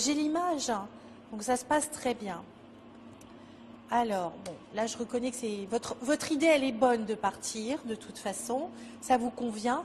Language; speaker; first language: French; native; French